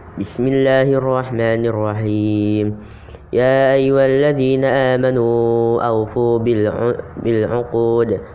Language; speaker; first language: Arabic; non-native, learner; Indonesian